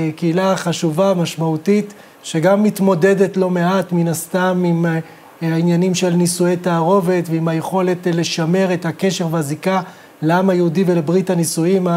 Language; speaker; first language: Hebrew; native; Hebrew